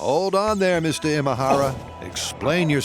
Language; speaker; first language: English; native; English